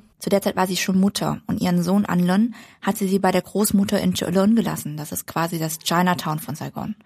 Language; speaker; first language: German; early bilingual, other home language; Vietnamese